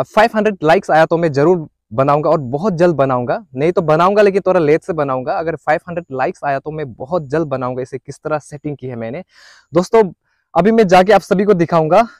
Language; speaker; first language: Hindi; non-native, local second language; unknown